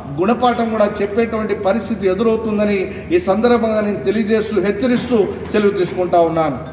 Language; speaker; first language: Telugu; non-native, local second language; Lambadi